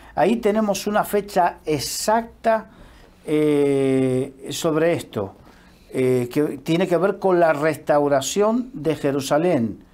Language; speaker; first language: Spanish; native; Spanish